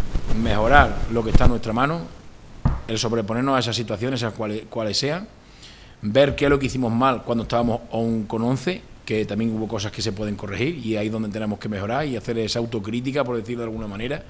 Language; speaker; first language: Spanish; native; Spanish